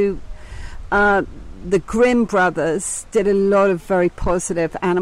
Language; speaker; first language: English; native; English